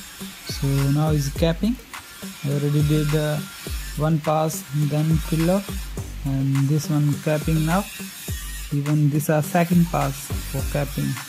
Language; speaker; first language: English; non-native, learner; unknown